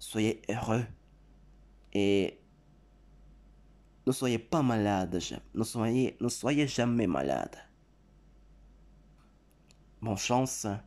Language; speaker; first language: French; non-native, learner; Russian